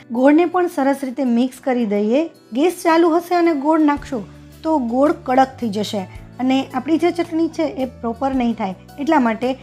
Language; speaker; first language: Gujarati; native; Gujarati